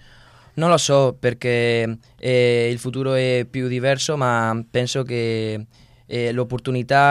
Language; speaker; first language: Italian; non-native, learner; Spanish